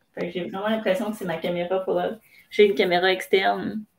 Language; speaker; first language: French; native; French